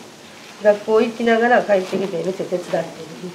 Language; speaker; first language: Japanese; native; Japanese